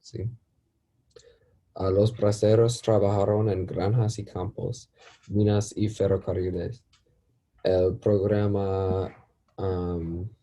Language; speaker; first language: Spanish; non-native, learner; English